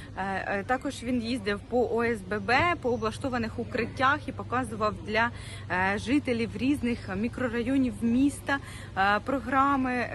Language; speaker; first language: Ukrainian; native; Ukrainian